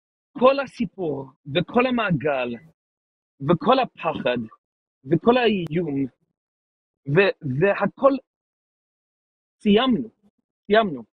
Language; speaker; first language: Hebrew; non-native, fluent; English